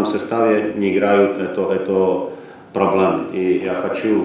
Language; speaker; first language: Russian; non-native, learner; Czech